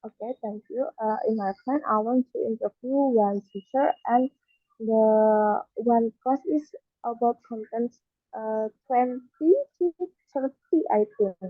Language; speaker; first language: English; non-native, learner; Indonesian